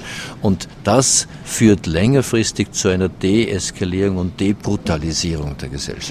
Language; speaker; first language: German; native; German